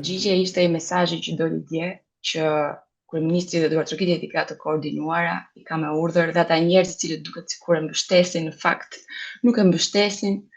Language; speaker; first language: Albanian; native; Albanian